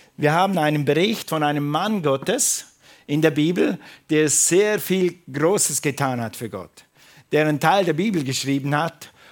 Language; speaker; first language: German; non-native, fluent; English